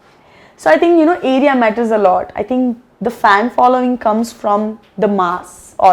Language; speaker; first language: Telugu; non-native, learner; Gujarati